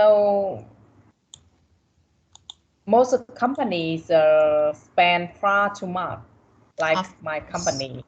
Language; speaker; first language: English; non-native, learner; Vietnamese